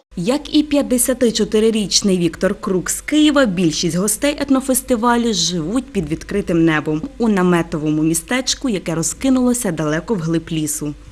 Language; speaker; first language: Ukrainian; native; Ukrainian